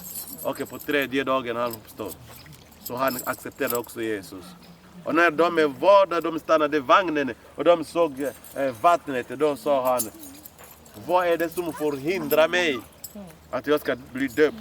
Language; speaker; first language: Swedish; non-native, fluent; Lingala